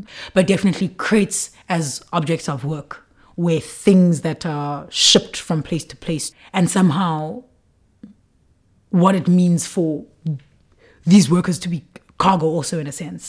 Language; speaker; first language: English; non-native, local second language; Xhosa